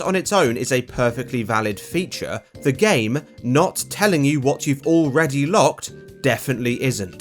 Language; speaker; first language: English; native; English